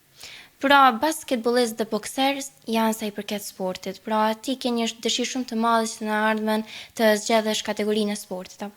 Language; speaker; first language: Albanian; native; Albanian